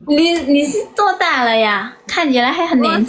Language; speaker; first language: Chinese; non-native, learner; Indonesian